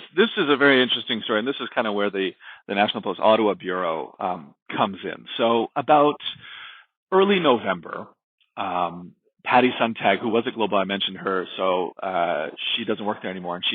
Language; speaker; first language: English; native; English